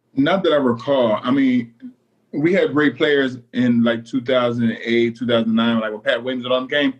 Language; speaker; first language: English; native; English